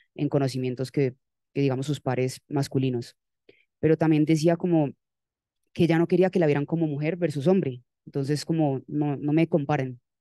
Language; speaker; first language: Spanish; native; Spanish